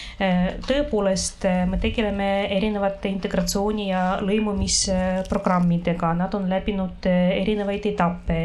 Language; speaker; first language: Estonian; non-native, local second language; Russian